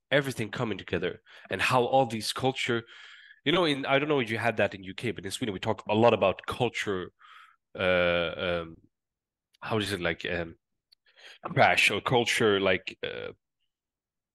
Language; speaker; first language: English; non-native, fluent; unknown